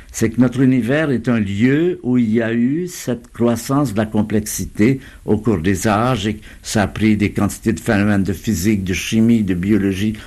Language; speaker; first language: French; native; French